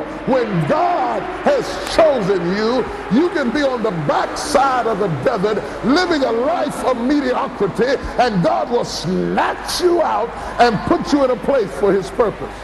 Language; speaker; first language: English; native; English